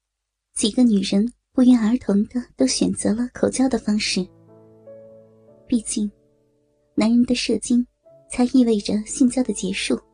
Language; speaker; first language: Chinese; native; Chinese